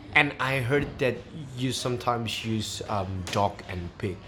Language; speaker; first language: English; non-native, fluent; Indonesian